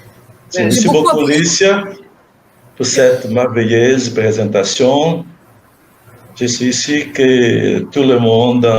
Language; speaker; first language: French; non-native, fluent; Portuguese